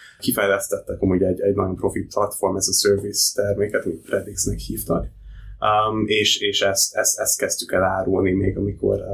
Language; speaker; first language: Hungarian; early bilingual, heritage; English